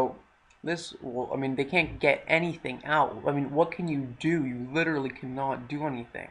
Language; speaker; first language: English; native; English